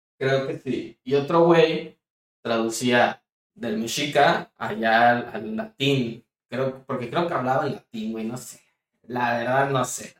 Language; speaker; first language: Spanish; native; Spanish